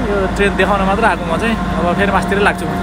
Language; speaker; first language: Nepali; native; Nepali